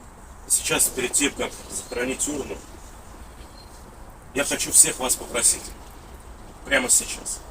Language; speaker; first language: Russian; native; Russian